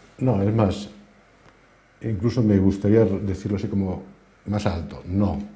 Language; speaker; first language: Spanish; native; Spanish